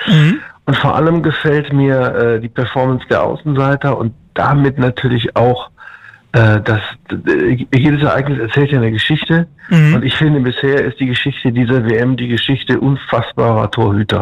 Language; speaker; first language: German; native; German